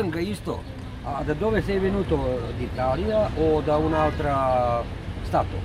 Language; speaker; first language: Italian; non-native, learner; Serbian